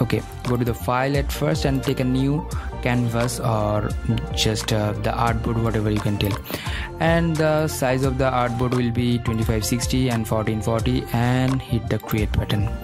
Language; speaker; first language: English; non-native, fluent; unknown